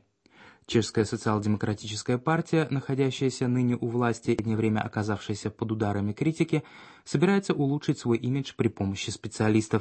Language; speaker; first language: Russian; native; Russian